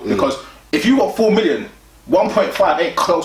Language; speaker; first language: English; native; English